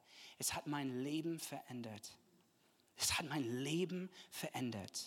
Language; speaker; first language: German; non-native, fluent; English